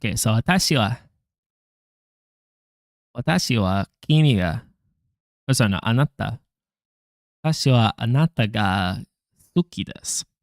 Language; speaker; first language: Japanese; non-native, learner; English